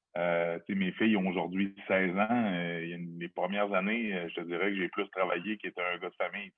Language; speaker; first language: French; native; French